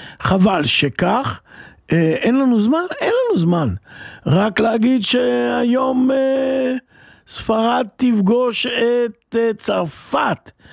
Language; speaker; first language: Hebrew; non-native, fluent; Spanish